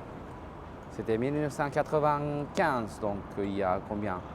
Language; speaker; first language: French; non-native, fluent; Japanese